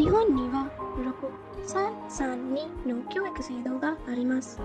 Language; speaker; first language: Japanese; non-native, learner; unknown